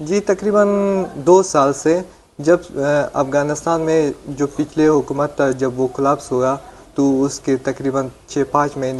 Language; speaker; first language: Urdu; non-native, fluent; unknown